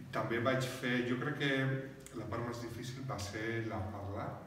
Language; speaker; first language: Catalan; non-native, learner; Basque